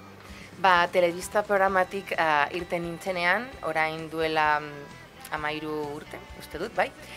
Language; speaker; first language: Basque; non-native, local second language; Spanish